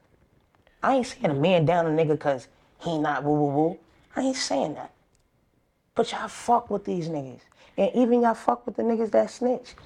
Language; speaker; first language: English; native; English